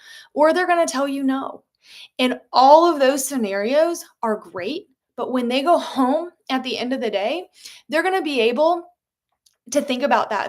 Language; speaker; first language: English; native; English